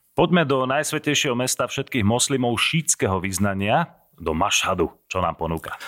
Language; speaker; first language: Slovak; native; Slovak